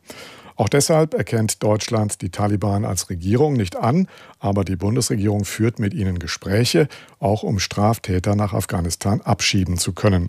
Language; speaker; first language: German; native; German